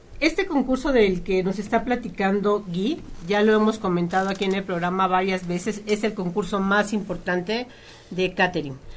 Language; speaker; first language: Spanish; native; Spanish